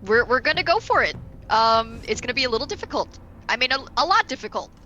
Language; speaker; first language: English; native; English